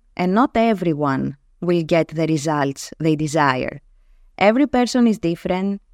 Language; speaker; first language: English; non-native, fluent; Greek